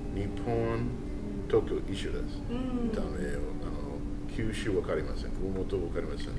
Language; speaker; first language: Japanese; non-native, learner; English